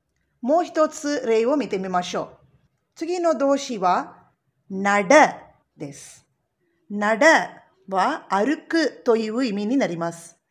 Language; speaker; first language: Japanese; non-native, fluent; Tamil